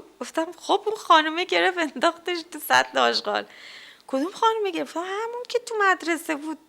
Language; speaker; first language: Persian; native; Persian